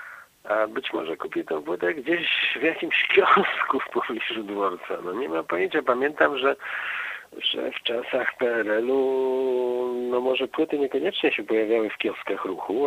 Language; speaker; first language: Polish; native; Polish